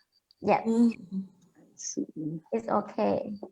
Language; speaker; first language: English; non-native, learner; Vietnamese